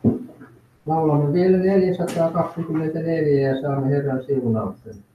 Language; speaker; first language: Finnish; native; Finnish